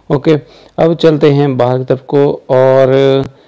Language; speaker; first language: Hindi; native; Hindi